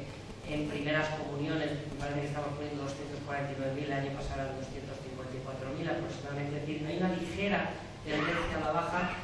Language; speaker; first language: Spanish; native; Spanish